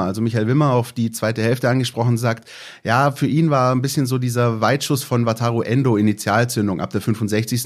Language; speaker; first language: German; native; German